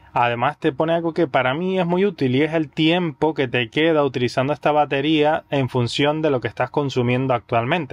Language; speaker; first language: Spanish; native; Spanish